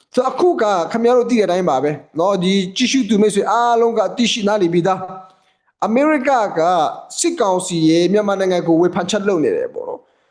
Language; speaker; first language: Burmese; native; Burmese